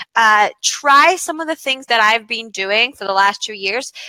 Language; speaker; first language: English; non-native, fluent; Bulgarian